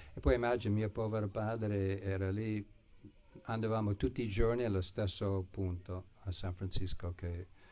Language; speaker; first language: Italian; non-native, fluent; English